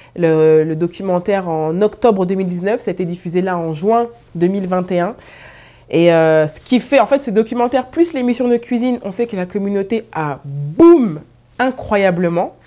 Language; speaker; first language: French; native; French